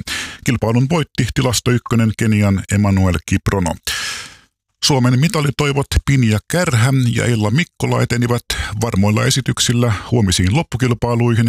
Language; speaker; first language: Finnish; native; Finnish